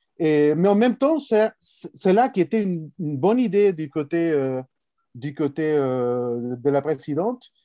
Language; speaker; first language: French; non-native, fluent; Spanish